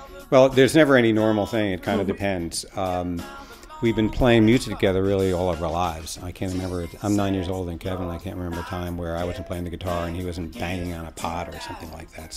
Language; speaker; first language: English; native; English